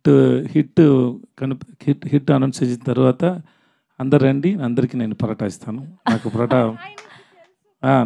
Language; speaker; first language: Telugu; non-native, learner; Tamil